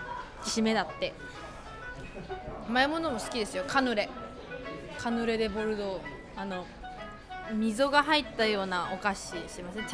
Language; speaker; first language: Japanese; native; Japanese